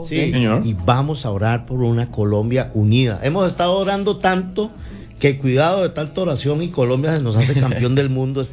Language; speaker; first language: Spanish; native; Spanish